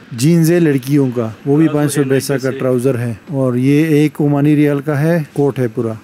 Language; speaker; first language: Urdu; native; Urdu